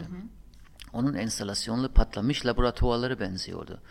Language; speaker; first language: Turkish; non-native, fluent; German